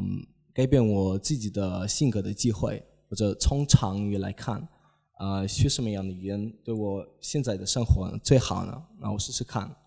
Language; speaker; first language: Chinese; non-native, fluent; Polish